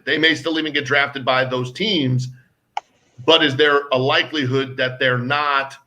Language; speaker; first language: English; native; English